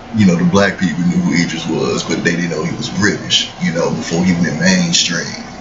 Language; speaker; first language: English; native; English